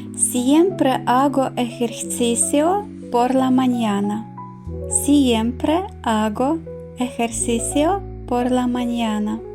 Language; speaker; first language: Spanish; non-native, fluent; Ukrainian